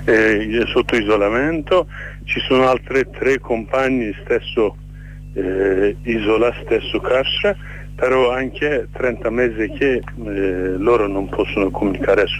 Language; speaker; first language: Italian; non-native, fluent; Kurdish